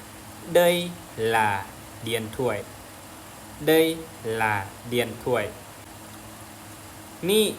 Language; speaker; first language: Vietnamese; non-native, learner; Lao